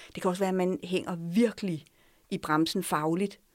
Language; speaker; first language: Danish; early bilingual, other home language; French